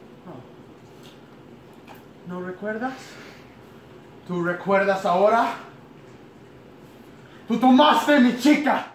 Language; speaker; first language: Spanish; non-native, learner; English